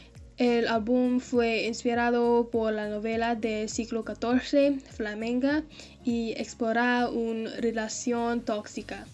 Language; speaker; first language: Spanish; non-native, learner; English